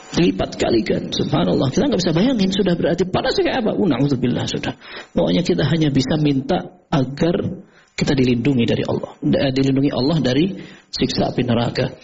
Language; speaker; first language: Indonesian; native; Indonesian